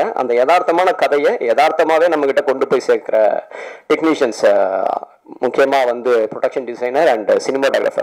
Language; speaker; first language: Tamil; native; Tamil